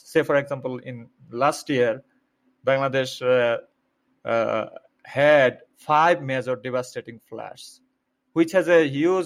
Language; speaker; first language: English; non-native, local second language; Bangla